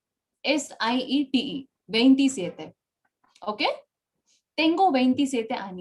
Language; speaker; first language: Spanish; non-native, fluent; Bangla